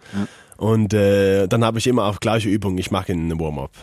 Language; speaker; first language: German; non-native, learner; Faroese